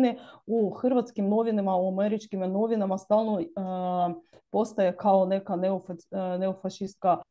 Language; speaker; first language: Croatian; non-native, learner; Ukrainian